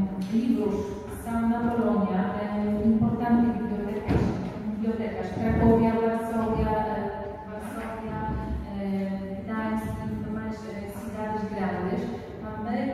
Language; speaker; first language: Portuguese; non-native, learner; Polish